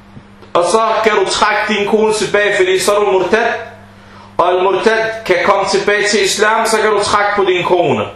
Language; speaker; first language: Danish; early bilingual, other home language; Arabic